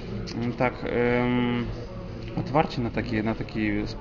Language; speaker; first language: Polish; non-native, fluent; Russian